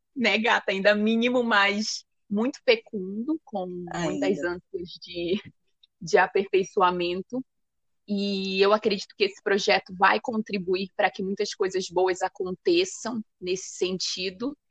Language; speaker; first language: Portuguese; native; Portuguese